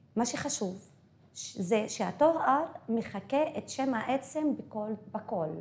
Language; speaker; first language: Hebrew; non-native, local second language; Arabic